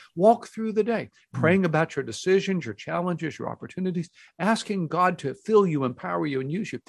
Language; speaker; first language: English; native; English